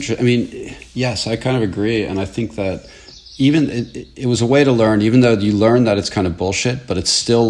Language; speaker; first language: English; native; English